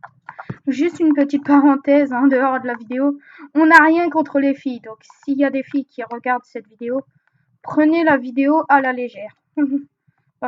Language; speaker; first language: French; native; French